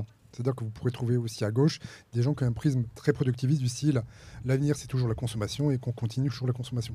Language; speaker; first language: French; native; French